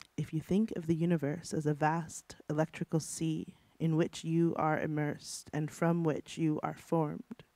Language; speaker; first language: English; native; English